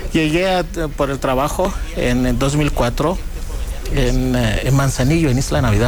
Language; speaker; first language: Spanish; non-native, fluent; Greek